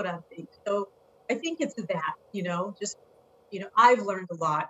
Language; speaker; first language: English; native; English